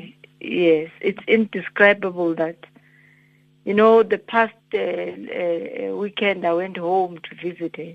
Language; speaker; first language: English; non-native, local second language; Zulu